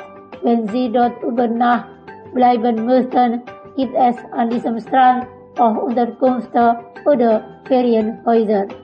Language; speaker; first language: German; non-native, fluent; Indonesian